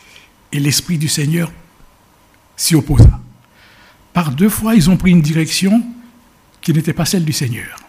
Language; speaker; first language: French; native; French